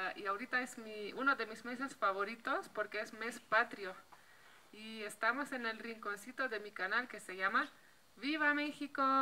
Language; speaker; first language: Spanish; non-native, fluent; Slovenian